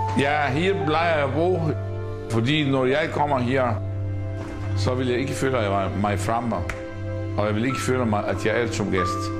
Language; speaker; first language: Danish; non-native, fluent; Arabic